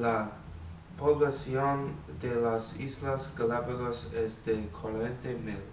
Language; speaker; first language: Spanish; non-native, learner; English